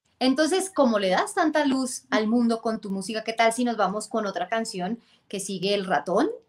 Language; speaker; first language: Spanish; native; Spanish